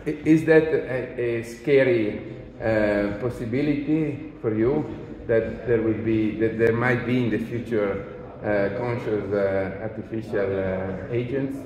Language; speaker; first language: English; non-native, fluent; Italian